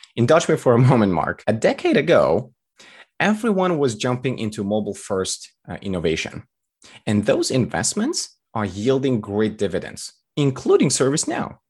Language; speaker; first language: English; early bilingual, other home language; Tajik